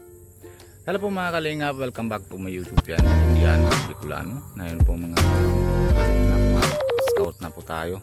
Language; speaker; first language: Filipino; non-native, local second language; Bikol